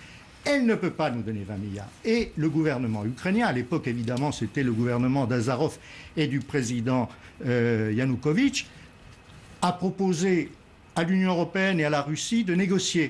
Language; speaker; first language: French; native; French